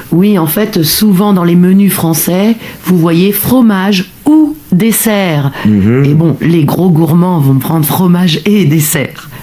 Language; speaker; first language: French; native; French